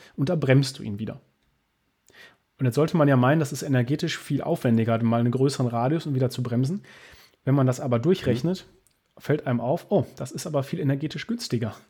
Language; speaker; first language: German; native; German